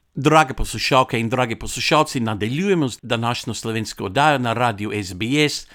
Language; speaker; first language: Slovenian; early bilingual, heritage; English